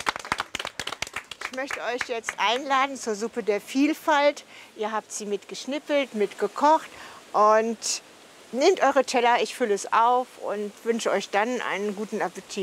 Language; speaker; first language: German; native; German